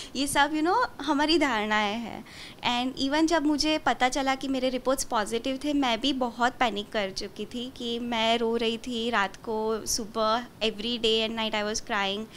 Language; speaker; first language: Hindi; non-native, local second language; Gujarati